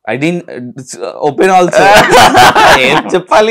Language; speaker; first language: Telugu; non-native, fluent; Urdu